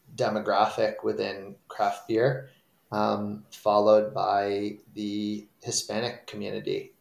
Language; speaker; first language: English; native; English